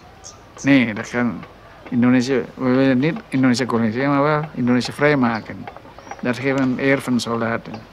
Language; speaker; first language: Dutch; non-native, local second language; Minangkabau